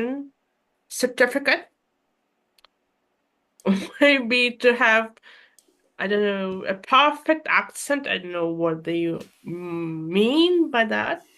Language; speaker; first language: English; non-native, fluent; Russian